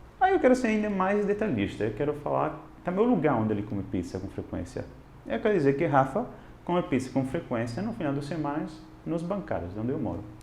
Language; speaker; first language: Portuguese; non-native, fluent; Italian